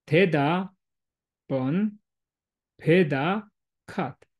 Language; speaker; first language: Korean; non-native, fluent; English